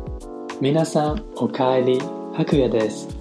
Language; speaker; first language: Japanese; non-native, fluent; Chinese